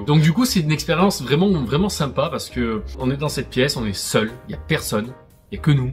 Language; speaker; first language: French; native; French